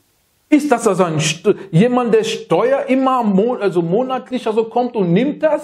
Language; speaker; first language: German; non-native, learner; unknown